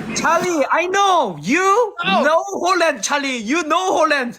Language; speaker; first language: English; non-native, learner; Korean